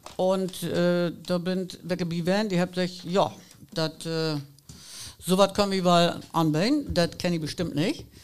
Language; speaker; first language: German; native; German